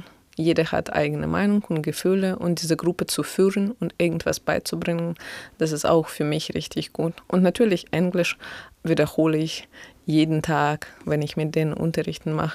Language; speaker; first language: German; non-native, fluent; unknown